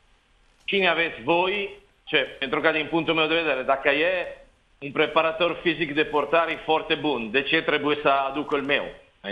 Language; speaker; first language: Romanian; non-native, fluent; Italian